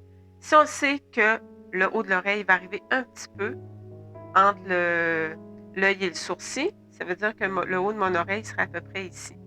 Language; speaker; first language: French; native; French